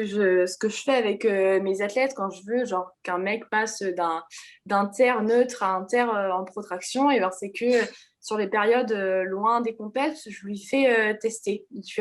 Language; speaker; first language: French; native; French